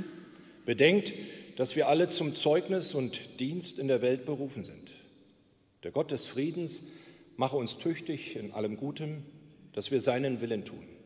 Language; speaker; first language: German; native; German